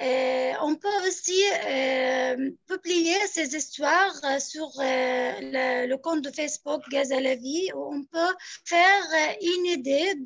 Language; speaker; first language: French; non-native, fluent; Arabic